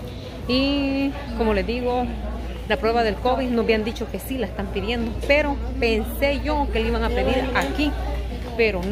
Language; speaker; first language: Spanish; native; Spanish